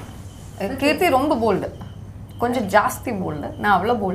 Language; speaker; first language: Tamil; non-native, local second language; Malayalam